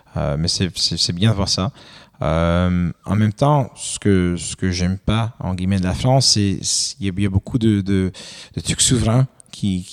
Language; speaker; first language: French; non-native, fluent; Romanian